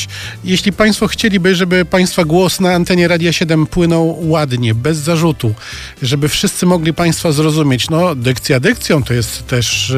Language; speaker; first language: Polish; native; Polish